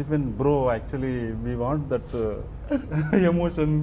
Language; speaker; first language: Telugu; native; Telugu